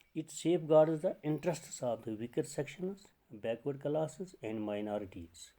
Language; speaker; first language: English; non-native, local second language; Urdu